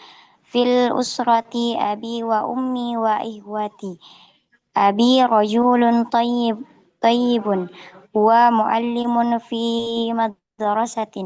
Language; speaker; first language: Arabic; non-native, learner; Indonesian